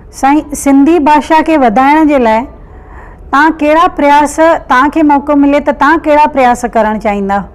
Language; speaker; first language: Sindhi; early bilingual, heritage; Sindhi